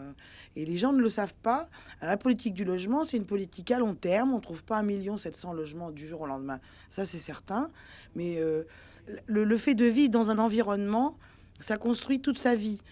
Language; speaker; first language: French; native; French